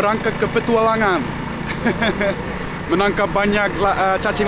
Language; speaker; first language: Indonesian; non-native, learner; Dutch